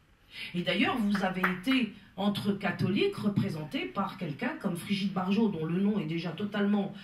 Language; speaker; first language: French; native; French